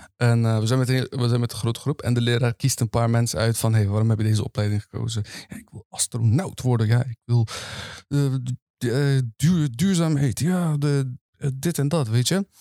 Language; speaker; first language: Dutch; early bilingual, other home language; Turkish